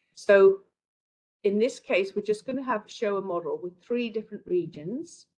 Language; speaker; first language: English; native; English